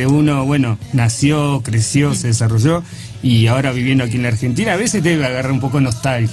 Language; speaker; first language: Spanish; native; Spanish